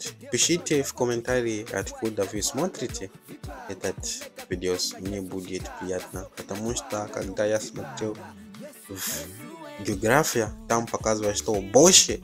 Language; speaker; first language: Russian; non-native, fluent; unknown